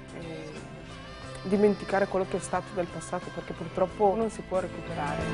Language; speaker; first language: Italian; early bilingual, other home language; Akan